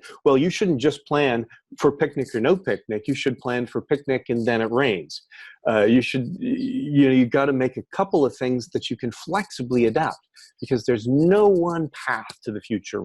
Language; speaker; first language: English; native; English